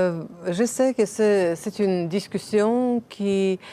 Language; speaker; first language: French; non-native, fluent; Latvian